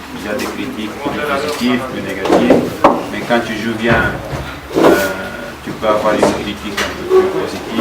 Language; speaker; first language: French; non-native, fluent; Portuguese